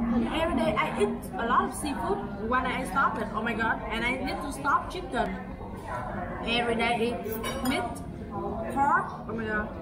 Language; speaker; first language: English; non-native, learner; Vietnamese